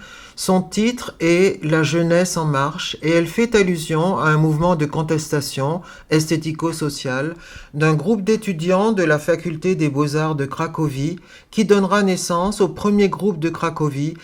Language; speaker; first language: French; native; French